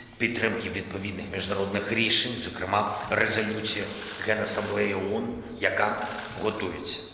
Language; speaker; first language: Ukrainian; non-native, local second language; Russian